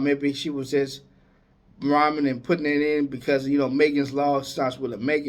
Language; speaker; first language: English; native; English